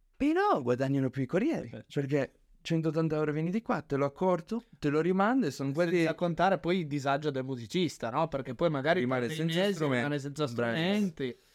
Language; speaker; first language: Italian; early bilingual, other home language; Spanish